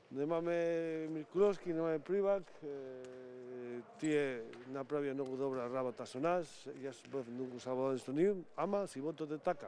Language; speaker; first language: Macedonian; non-native, learner; Spanish